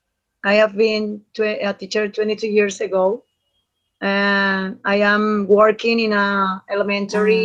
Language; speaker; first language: English; non-native, learner; Spanish